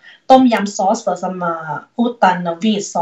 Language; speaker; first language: Swedish; non-native, learner; Thai